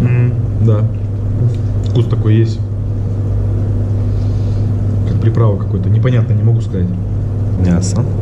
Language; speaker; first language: Russian; native; Russian